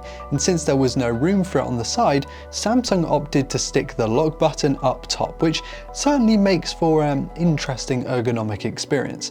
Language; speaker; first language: English; native; English